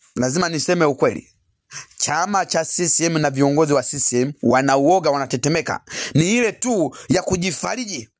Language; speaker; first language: Swahili; native; Swahili